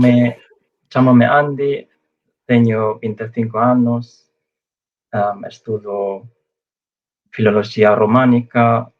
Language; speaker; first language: Galician; non-native, fluent; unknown